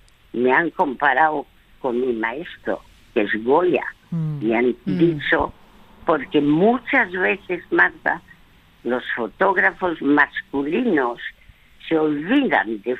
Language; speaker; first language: Spanish; early bilingual, other home language; French